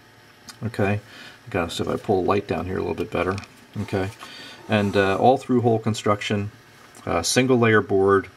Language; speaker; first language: English; native; English